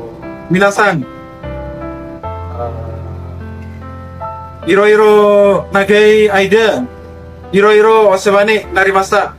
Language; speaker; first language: Japanese; non-native, learner; Indonesian